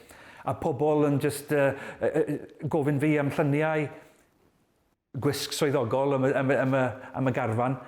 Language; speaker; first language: Welsh; non-native, learner; English